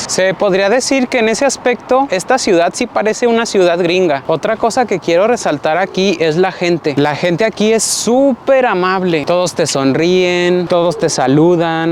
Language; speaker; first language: Spanish; native; Spanish